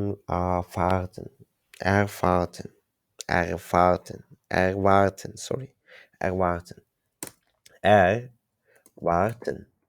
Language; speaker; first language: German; non-native, learner; Turkish